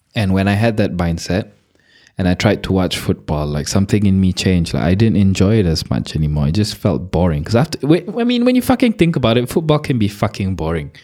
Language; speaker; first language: English; non-native, local second language; Malay